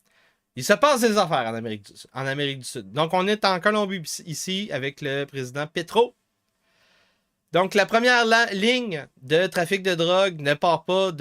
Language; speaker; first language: French; native; French